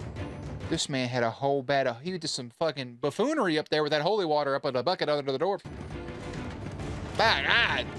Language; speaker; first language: English; native; English